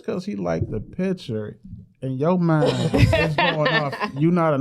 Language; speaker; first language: English; native; English